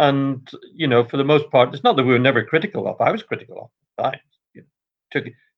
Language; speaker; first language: English; native; English